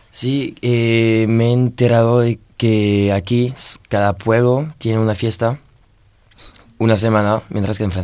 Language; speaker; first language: Spanish; non-native, learner; French